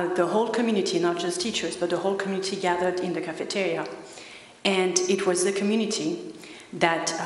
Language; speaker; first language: English; early bilingual, other home language; Spanish